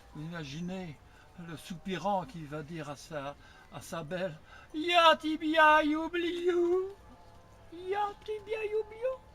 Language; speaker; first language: French; native; French